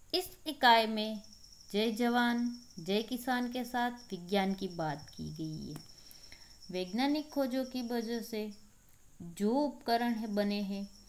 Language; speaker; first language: Hindi; non-native, local second language; Gujarati